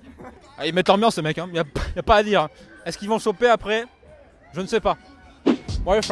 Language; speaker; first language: French; native; French